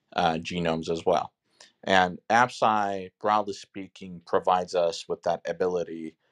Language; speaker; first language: English; non-native, fluent; Turkish